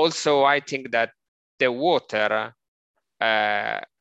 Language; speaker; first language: English; non-native, learner; Italian